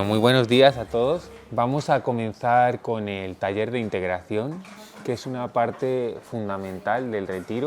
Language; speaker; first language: Spanish; native; Spanish